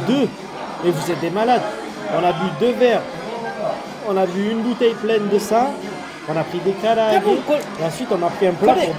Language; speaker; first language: French; native; French